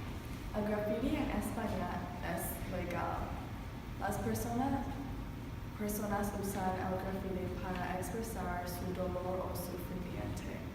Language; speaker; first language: Spanish; non-native, learner; English